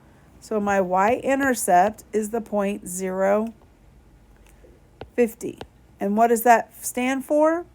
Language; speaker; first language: English; native; English